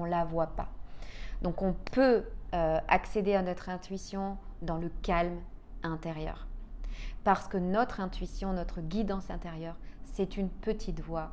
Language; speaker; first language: French; native; French